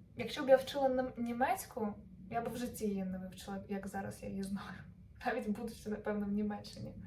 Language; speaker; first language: Ukrainian; native; Ukrainian